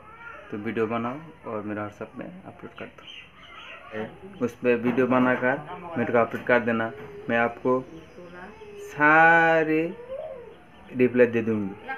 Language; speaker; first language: Hindi; non-native, local second language; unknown